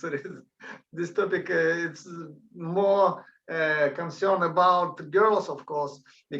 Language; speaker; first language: English; non-native, learner; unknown